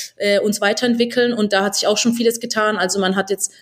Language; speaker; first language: German; early bilingual, other home language; Albanian